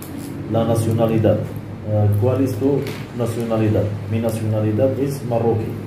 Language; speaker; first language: Spanish; non-native, learner; Arabic